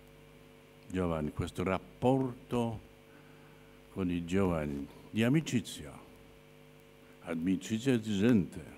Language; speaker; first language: Italian; non-native, fluent; Polish